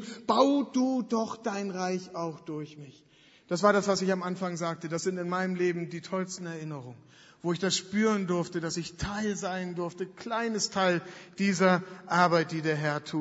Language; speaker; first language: German; native; German